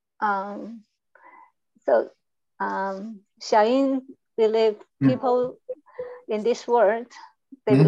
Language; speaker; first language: English; non-native, learner; Chinese